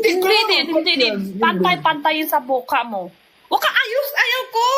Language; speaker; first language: Filipino; non-native, learner; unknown